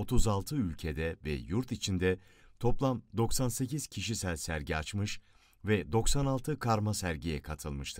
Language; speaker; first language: Turkish; native; Turkish